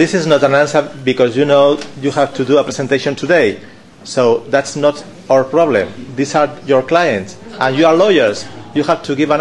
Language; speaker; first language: English; non-native, fluent; Spanish